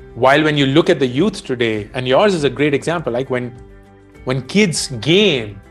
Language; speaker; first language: English; non-native, local second language; Hindi